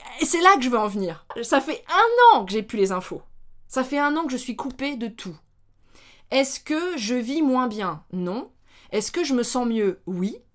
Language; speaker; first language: French; native; French